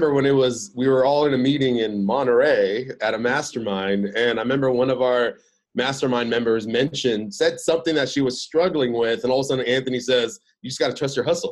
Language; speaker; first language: English; early bilingual, other home language; Arabic